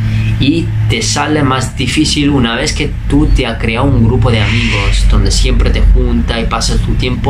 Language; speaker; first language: Spanish; non-native, fluent; Italian